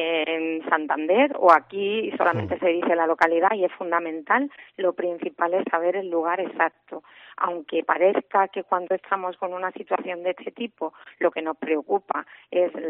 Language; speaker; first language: Spanish; native; Spanish